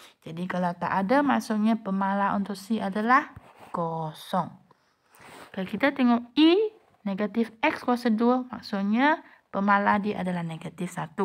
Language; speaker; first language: Malay; non-native, local second language; Chinese